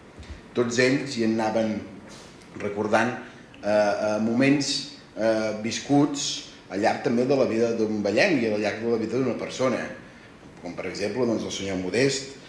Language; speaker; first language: Catalan; native; Catalan